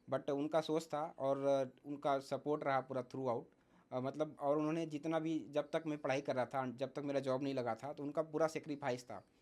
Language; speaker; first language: Hindi; native; Hindi